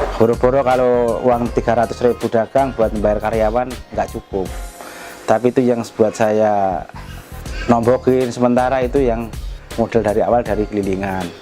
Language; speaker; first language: Indonesian; non-native, local second language; Javanese